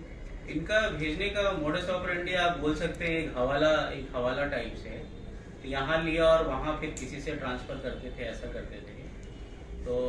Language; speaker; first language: Hindi; native; Hindi